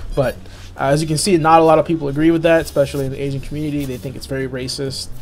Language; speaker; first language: English; native; English